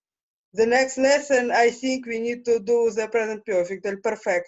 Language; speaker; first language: English; non-native, fluent; Russian